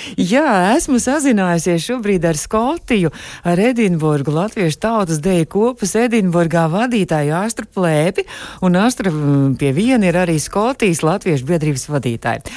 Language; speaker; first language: Latvian; native; Latvian